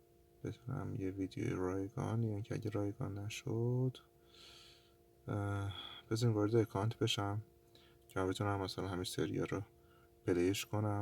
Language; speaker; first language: Persian; native; Persian